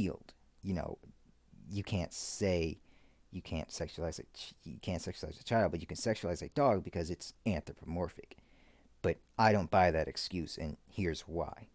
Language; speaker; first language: English; native; English